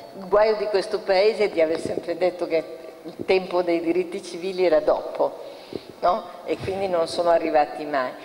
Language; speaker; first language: Italian; native; Italian